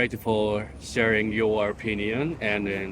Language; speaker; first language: English; non-native, learner; Japanese